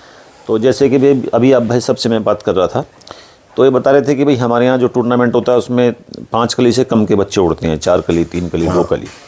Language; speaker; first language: Hindi; native; Hindi